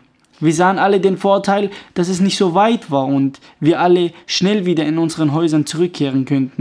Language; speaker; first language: German; early bilingual, other home language; Kurdish